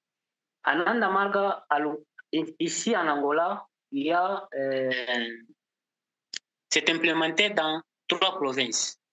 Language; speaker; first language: French; non-native, local second language; Portuguese